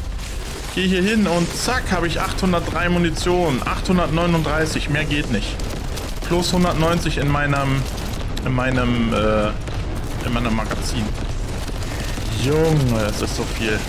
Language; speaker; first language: German; native; German